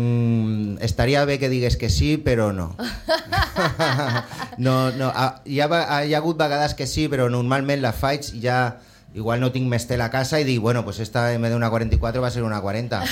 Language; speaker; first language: Catalan; non-native, local second language; Spanish